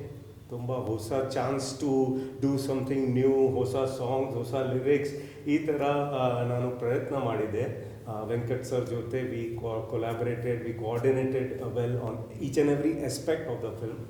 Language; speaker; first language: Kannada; non-native, learner; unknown